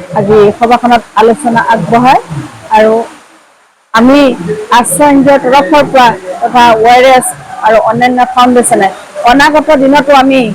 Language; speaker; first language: Assamese; native; Assamese